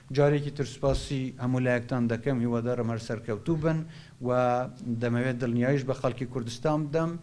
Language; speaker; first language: Central Kurdish; non-native, local second language; Kurdish